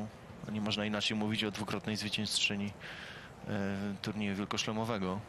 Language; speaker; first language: Polish; native; Polish